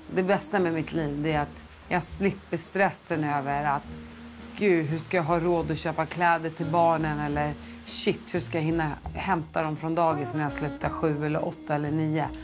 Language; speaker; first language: Swedish; early bilingual, other home language; Arabic